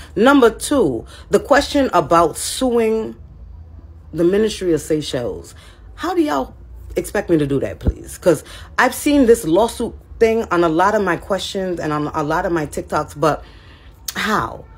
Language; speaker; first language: English; native; English